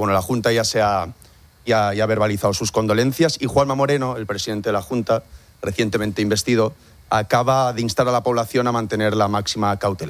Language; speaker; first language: Spanish; native; Spanish